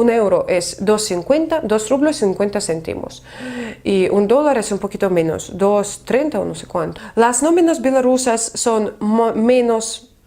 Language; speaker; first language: Spanish; non-native, fluent; Russian